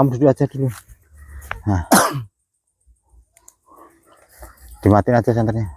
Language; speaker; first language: Indonesian; native; Indonesian